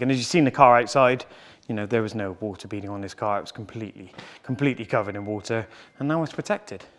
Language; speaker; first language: English; native; English